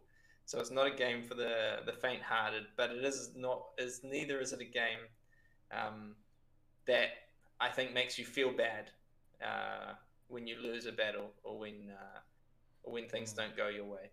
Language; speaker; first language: English; native; English